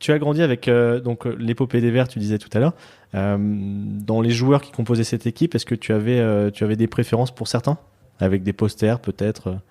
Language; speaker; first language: French; native; French